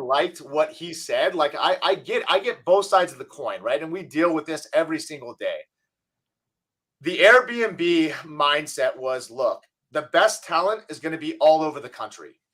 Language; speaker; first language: English; native; English